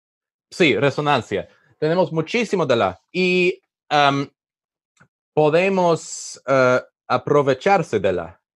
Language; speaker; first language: Spanish; non-native, learner; English